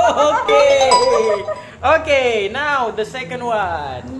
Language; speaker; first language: English; non-native, learner; Indonesian